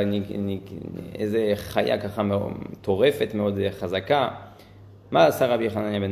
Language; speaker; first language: Hebrew; non-native, fluent; French